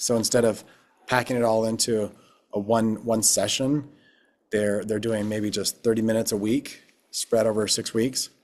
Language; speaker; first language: English; native; English